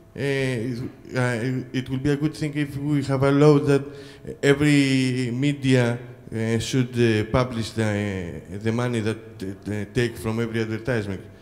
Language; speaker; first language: English; non-native, fluent; Greek